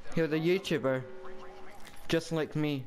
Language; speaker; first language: English; native; English